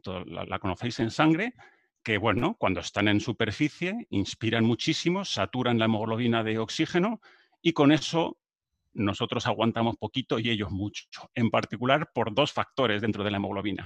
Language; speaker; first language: Spanish; native; Spanish